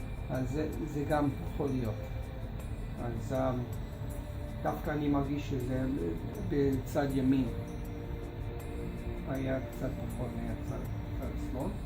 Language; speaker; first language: Hebrew; non-native, fluent; English